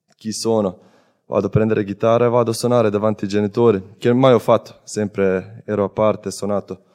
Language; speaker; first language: Italian; non-native, learner; Croatian